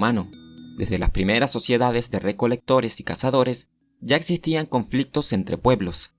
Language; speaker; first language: Spanish; native; Spanish